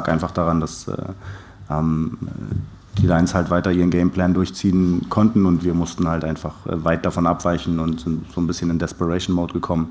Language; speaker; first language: German; native; German